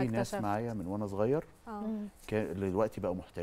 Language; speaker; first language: Arabic; native; Arabic